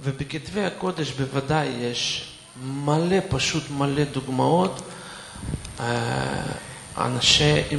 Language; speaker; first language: Hebrew; non-native, fluent; Russian